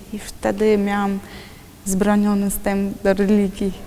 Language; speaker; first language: Polish; non-native, fluent; Chechen